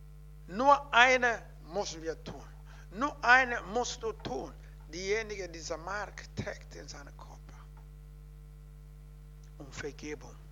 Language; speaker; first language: German; non-native, learner; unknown